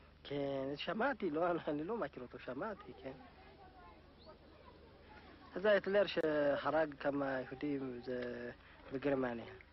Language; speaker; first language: Hebrew; non-native, learner; Amharic